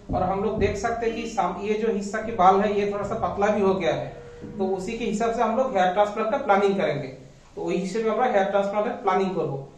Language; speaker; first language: Hindi; non-native, local second language; Bangla